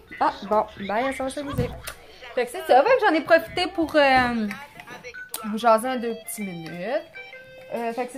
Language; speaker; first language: French; native; French